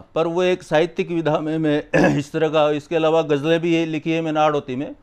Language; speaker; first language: Hindi; native; Hindi